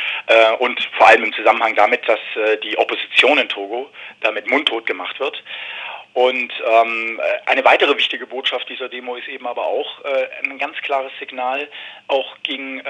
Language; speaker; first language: German; native; German